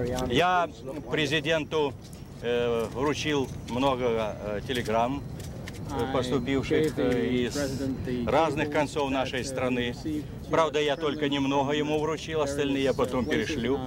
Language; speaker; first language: Russian; native; Russian